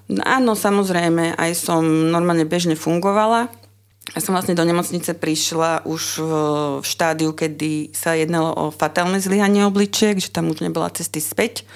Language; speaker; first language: Slovak; native; Slovak